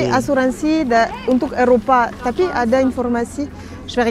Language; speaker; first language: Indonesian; non-native, learner; Arabic